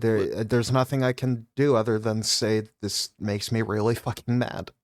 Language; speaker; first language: English; native; English